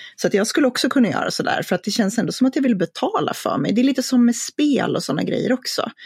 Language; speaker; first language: Swedish; native; Swedish